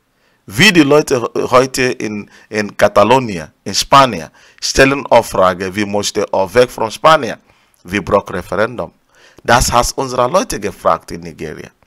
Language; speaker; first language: German; non-native, learner; Igbo